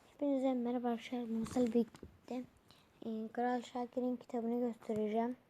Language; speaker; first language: Turkish; native; Turkish